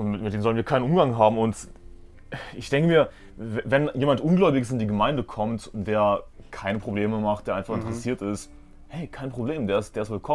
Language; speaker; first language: German; native; German